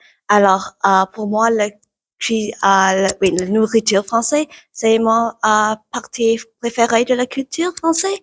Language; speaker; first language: French; non-native, learner; English